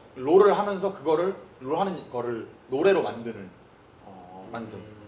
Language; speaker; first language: Korean; early bilingual, heritage; Korean